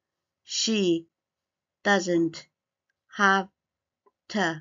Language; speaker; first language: English; non-native, fluent; Chinese